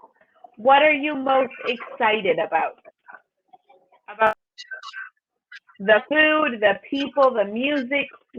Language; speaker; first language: English; non-native, fluent; Spanish